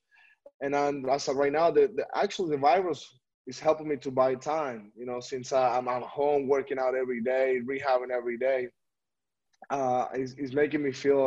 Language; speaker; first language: English; non-native, fluent; Spanish